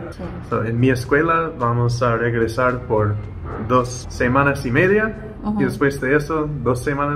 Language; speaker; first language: Spanish; non-native, learner; English